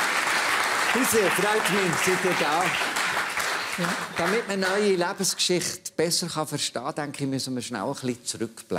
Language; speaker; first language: German; native; German